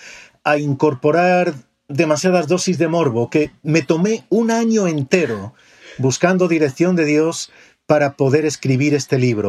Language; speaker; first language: Spanish; native; Spanish